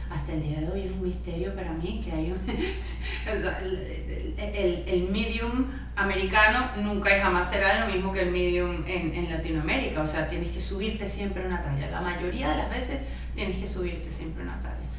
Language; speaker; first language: Spanish; native; Spanish